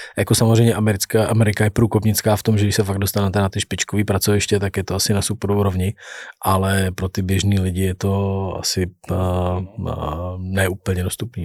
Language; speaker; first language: Czech; native; Czech